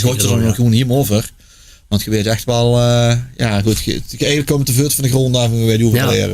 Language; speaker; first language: Dutch; native; Dutch